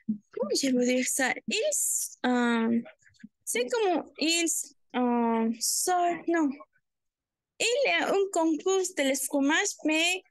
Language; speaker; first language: French; non-native, learner; Spanish